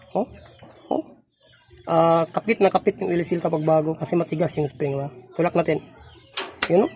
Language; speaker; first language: Filipino; non-native, local second language; Cebuano